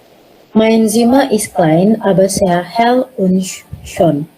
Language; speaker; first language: German; non-native, learner; Indonesian